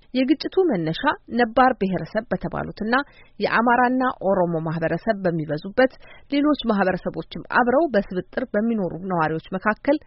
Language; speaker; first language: Amharic; native; Amharic